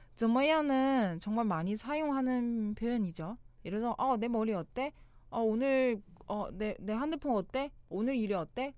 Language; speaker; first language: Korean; non-native, fluent; Chinese